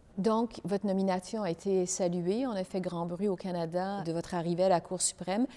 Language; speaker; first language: French; native; French